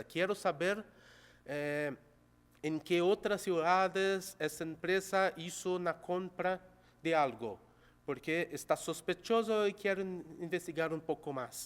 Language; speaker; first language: Spanish; non-native, local second language; Portuguese